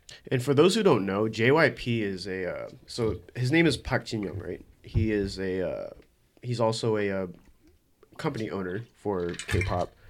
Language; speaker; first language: English; early bilingual, other home language; Korean